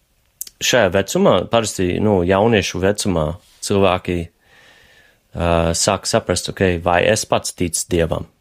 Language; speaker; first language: Latvian; non-native, fluent; English